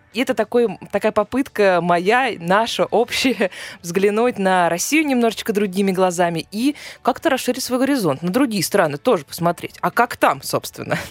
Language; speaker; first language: Russian; native; Russian